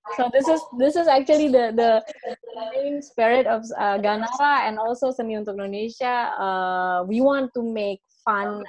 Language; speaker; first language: English; non-native, fluent; Indonesian